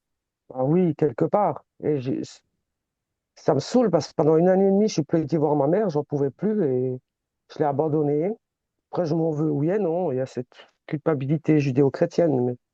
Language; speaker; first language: French; native; French